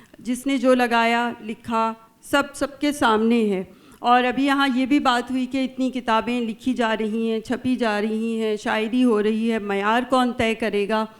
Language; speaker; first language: Urdu; native; Urdu